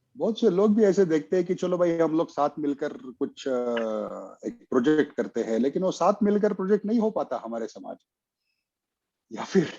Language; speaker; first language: Hindi; non-native, local second language; Marathi